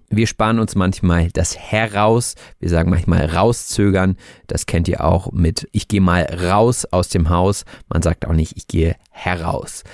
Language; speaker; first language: German; native; German